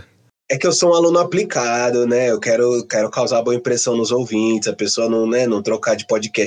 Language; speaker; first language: Portuguese; native; Portuguese